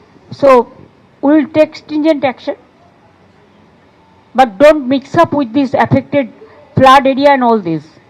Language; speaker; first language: English; non-native, local second language; Bangla